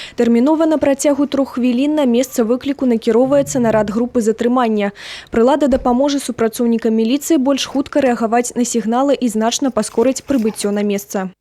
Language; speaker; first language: Belarusian; native; Belarusian